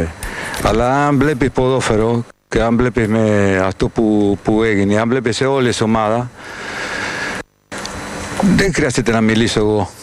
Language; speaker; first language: Greek; non-native, fluent; Spanish